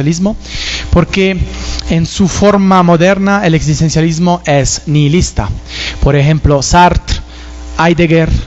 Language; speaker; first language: Spanish; non-native, fluent; Italian